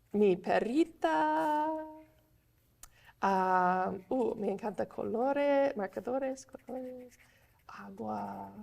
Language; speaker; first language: Spanish; non-native, fluent; English